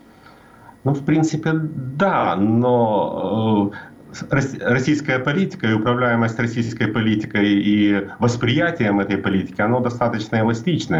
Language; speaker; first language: Russian; native; Russian